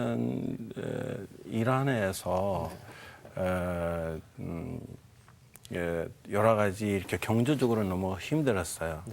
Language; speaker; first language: Korean; non-native, fluent; Persian